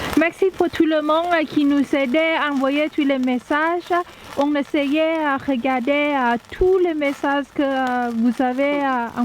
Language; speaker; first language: French; non-native, learner; Thai